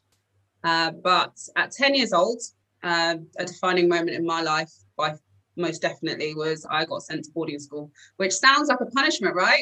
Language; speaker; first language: English; native; English